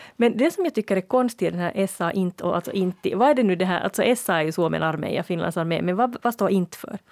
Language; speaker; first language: Swedish; native; Swedish